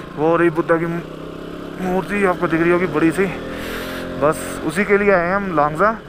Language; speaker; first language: Hindi; native; Hindi